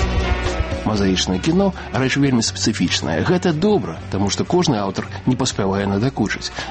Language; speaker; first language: Belarusian; native; Belarusian